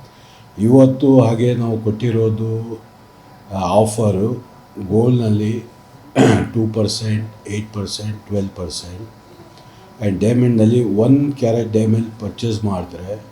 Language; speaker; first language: Kannada; non-native, local second language; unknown